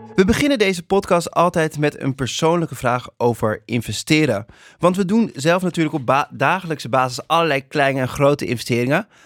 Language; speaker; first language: Dutch; native; Dutch